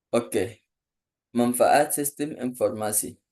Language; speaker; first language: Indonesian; non-native, learner; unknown